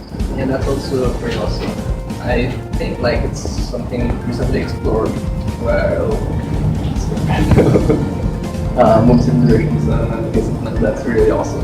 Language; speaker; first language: English; non-native, local second language; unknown